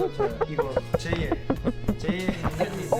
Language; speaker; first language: Korean; non-native, fluent; Filipino